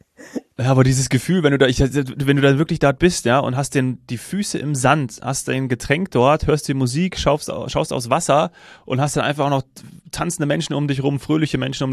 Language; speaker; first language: German; native; German